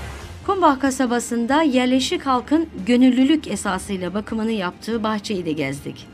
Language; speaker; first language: Turkish; native; Turkish